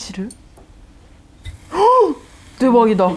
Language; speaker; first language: Korean; non-native, learner; Russian